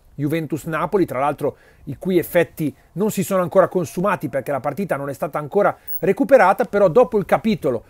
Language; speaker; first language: Italian; native; Italian